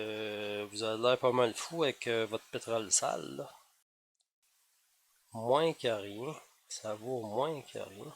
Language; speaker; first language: French; native; French